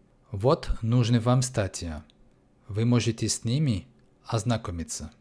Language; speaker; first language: Russian; non-native, fluent; French